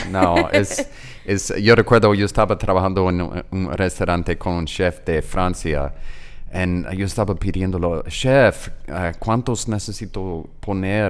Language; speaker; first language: Spanish; non-native, learner; English